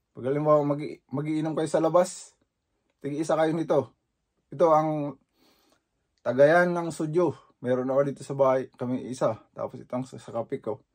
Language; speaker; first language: Filipino; native; Filipino